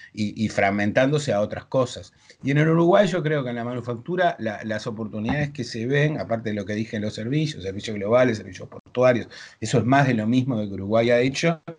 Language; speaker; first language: Spanish; native; Spanish